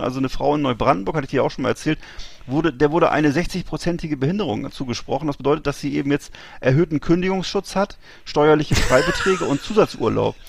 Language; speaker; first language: German; native; German